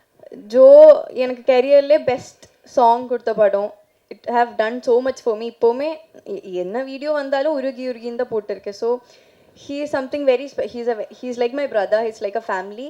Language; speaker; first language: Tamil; non-native, fluent; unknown